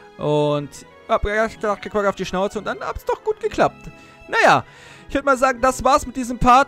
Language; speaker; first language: German; native; German